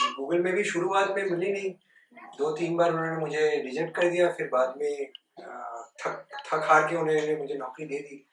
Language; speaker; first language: Hindi; non-native, local second language; Bangla